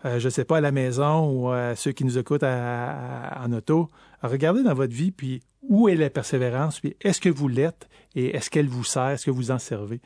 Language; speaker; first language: French; native; French